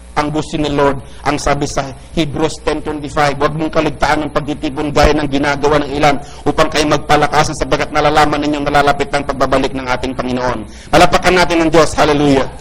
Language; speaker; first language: Filipino; non-native, local second language; Iloko